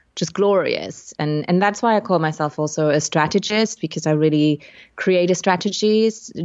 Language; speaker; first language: English; non-native, fluent; Luxembourgish